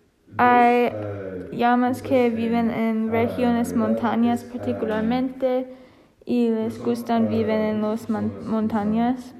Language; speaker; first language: Spanish; non-native, learner; English